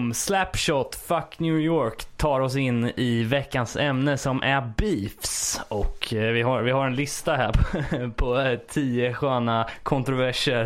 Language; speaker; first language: Swedish; native; Swedish